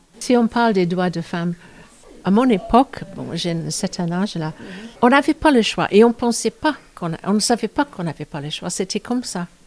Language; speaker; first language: French; non-native, fluent; English